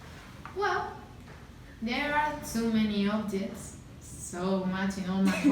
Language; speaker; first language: English; non-native, learner; Spanish